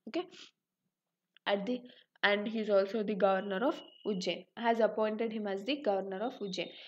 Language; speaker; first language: English; non-native, local second language; Telugu